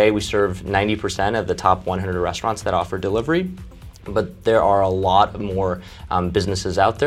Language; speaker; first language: English; early bilingual, other home language; Chinese